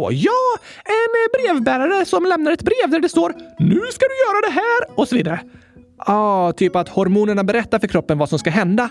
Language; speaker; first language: Swedish; native; Swedish